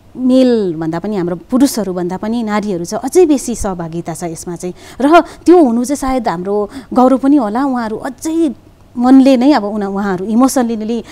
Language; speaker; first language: Nepali; native; Nepali